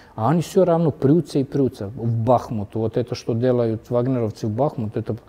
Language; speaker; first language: Russian; non-native, fluent; Serbian